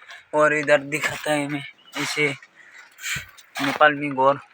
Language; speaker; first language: Hindi; non-native, learner; Nepali